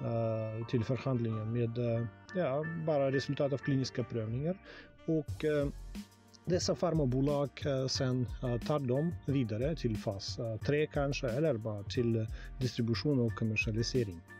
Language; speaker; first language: Swedish; non-native, fluent; Russian